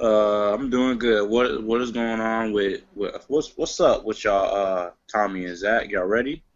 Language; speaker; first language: English; native; English